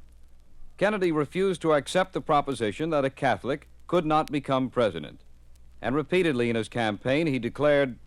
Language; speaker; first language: English; native; English